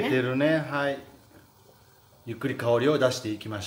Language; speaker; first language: Japanese; native; Japanese